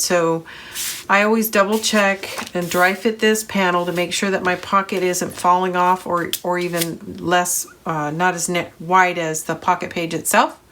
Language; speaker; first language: English; native; English